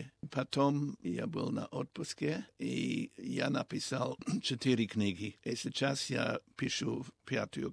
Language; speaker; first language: Russian; non-native, learner; English